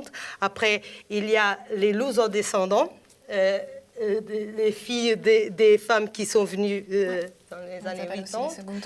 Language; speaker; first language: French; non-native, fluent; Portuguese